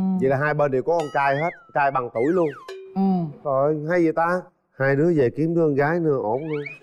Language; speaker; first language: Vietnamese; native; Vietnamese